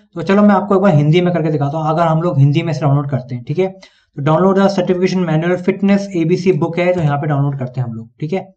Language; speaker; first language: Hindi; native; Hindi